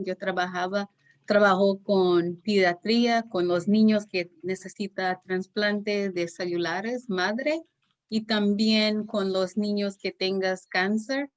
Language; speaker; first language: Spanish; non-native, learner; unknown